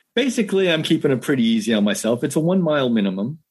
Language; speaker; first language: English; native; English